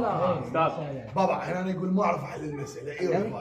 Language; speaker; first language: Arabic; native; Arabic